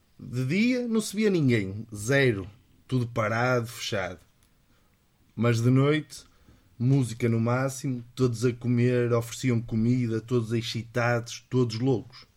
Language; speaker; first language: Portuguese; native; Portuguese